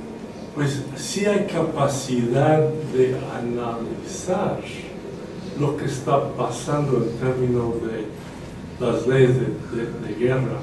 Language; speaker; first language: Spanish; non-native, fluent; English